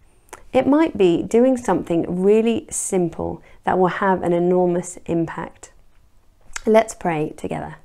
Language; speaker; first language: English; native; English